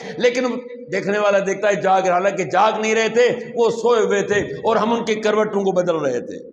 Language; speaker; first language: Urdu; non-native, local second language; Sindhi